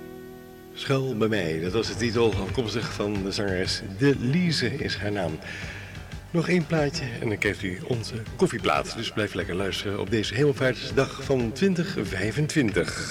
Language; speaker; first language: Dutch; native; Dutch